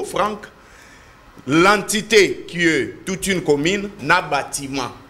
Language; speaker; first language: French; non-native, local second language; Lingala